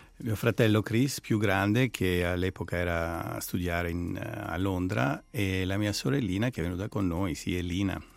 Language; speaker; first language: Italian; non-native, fluent; Greek